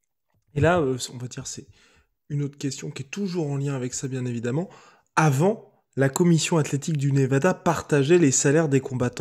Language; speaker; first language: French; native; French